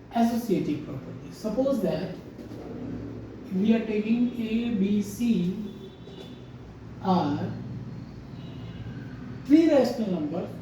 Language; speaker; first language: English; non-native, local second language; Hindi